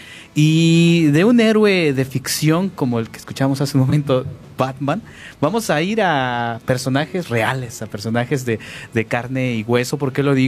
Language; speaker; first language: Spanish; native; Spanish